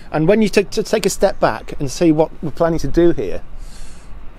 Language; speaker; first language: English; native; English